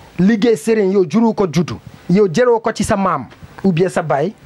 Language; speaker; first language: Wolof; non-native, learner; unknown